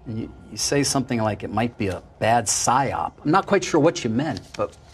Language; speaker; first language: English; native; English